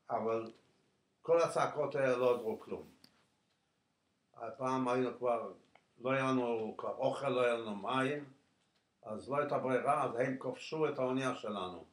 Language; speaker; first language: Hebrew; non-native, fluent; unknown